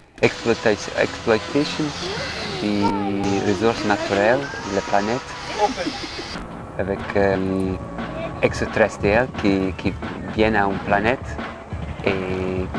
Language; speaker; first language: French; non-native, learner; English